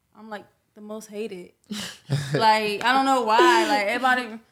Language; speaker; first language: English; early bilingual, other home language; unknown